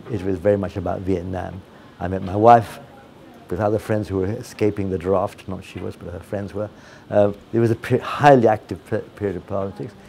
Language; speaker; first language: English; non-native, fluent; Italian